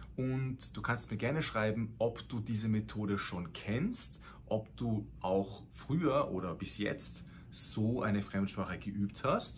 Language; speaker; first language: German; non-native, fluent; Spanish